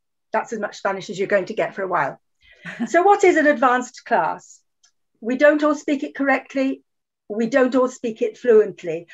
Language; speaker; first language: English; native; English